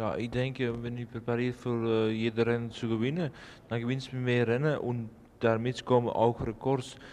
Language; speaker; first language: German; non-native, learner; Dutch